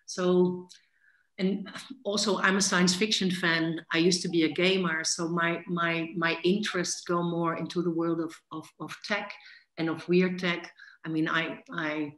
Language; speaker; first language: English; non-native, fluent; Dutch